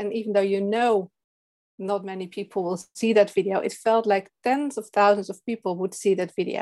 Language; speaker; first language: English; non-native, fluent; Dutch